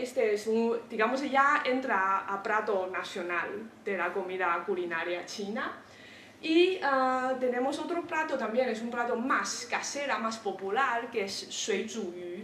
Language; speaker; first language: Spanish; non-native, fluent; Chinese